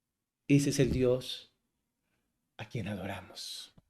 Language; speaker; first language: Spanish; native; Spanish